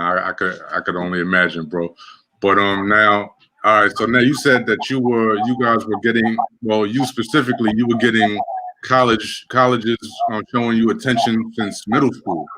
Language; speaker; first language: English; native; English